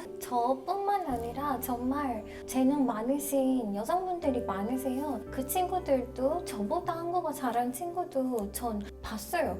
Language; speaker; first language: Korean; non-native, fluent; Persian